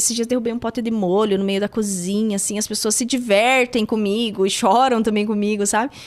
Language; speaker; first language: Portuguese; native; Portuguese